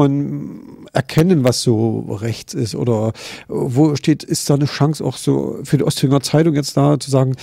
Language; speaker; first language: German; native; German